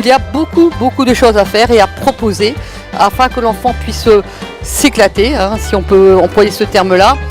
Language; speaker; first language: French; native; French